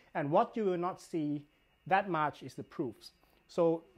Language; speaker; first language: English; non-native, fluent; Thai